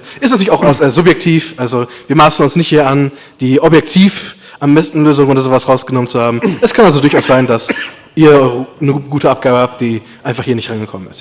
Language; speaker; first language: German; native; German